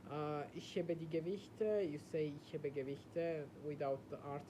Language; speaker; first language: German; non-native, learner; Italian